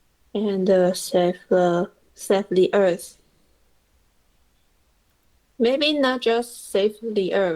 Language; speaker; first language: English; non-native, learner; Chinese